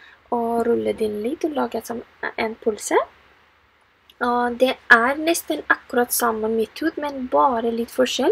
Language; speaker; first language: Norwegian; non-native, fluent; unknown